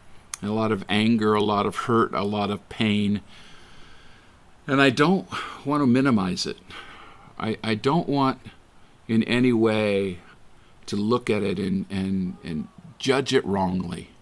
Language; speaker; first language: English; native; English